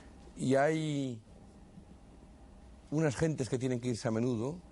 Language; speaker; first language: Spanish; native; Spanish